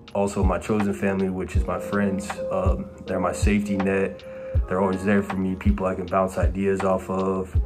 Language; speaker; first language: English; native; English